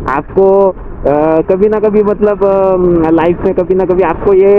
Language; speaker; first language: Hindi; non-native, local second language; Marathi